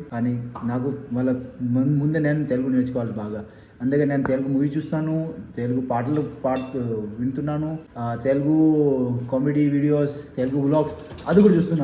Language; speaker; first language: Telugu; non-native, learner; Hindi